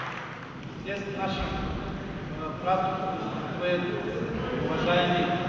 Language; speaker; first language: Russian; non-native, fluent; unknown